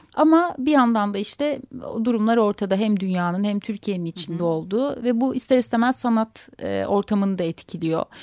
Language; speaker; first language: Turkish; native; Turkish